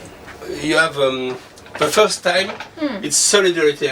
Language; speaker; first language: English; non-native, learner; French